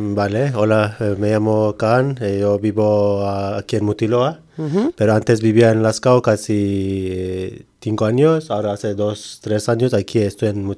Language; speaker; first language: Spanish; non-native, learner; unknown